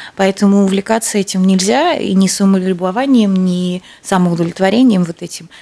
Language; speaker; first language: Russian; native; Russian